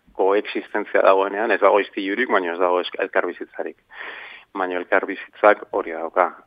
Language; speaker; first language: Basque; non-native, local second language; Spanish